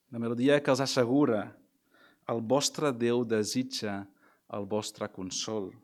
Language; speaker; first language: Catalan; non-native, local second language; Spanish